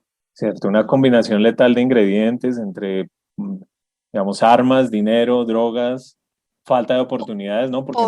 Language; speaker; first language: Spanish; native; Spanish